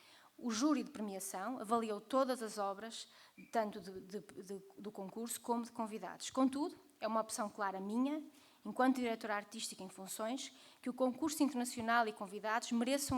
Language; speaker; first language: Portuguese; native; Portuguese